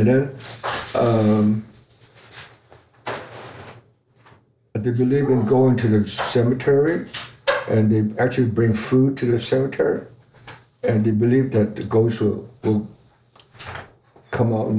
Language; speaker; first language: English; non-native, fluent; Chinese